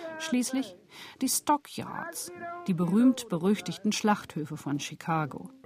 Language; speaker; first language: German; native; German